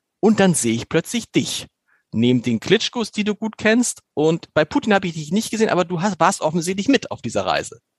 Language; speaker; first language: German; native; German